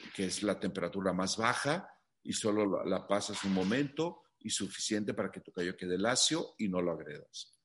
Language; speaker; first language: Spanish; native; Spanish